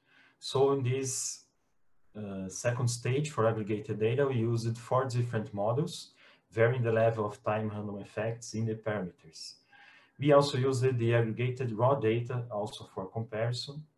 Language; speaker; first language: English; non-native, fluent; Portuguese